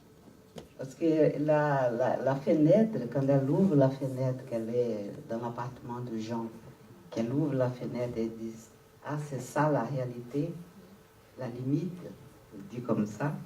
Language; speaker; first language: French; non-native, fluent; Portuguese